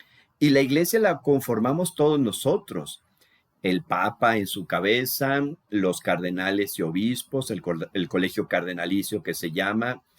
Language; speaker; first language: Spanish; native; Spanish